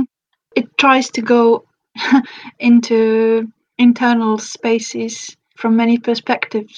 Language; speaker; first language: English; non-native, fluent; Finnish